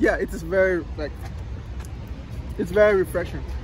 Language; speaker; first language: English; non-native, learner; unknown